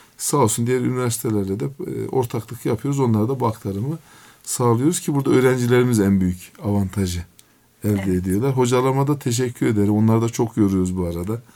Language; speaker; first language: Turkish; native; Turkish